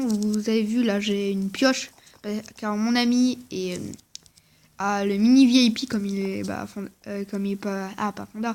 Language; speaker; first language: French; native; French